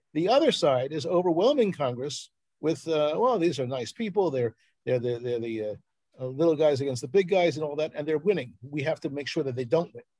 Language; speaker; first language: English; native; English